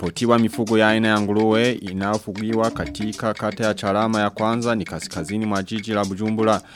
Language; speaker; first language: Swahili; non-native, local second language; Rundi